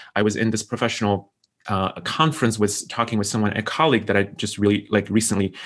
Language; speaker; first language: English; non-native, fluent; Chinese